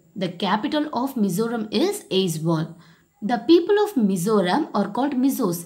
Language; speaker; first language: English; non-native, local second language; Tamil